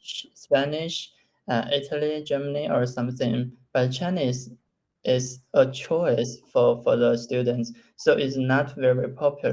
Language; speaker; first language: English; non-native, learner; Chinese